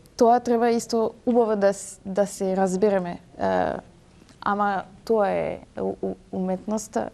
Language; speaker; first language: Macedonian; early bilingual, heritage; French